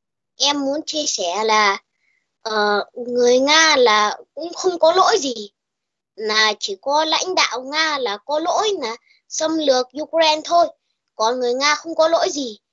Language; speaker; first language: Vietnamese; early bilingual, heritage; Vietnamese